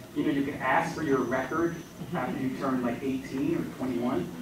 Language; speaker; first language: English; early bilingual, other home language; Spanish